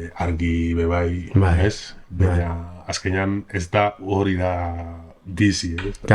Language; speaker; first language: Basque; non-native, learner; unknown